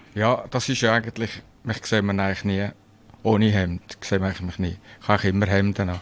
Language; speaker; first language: German; native; German